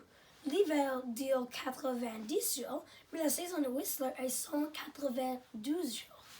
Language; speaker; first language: French; non-native, learner; English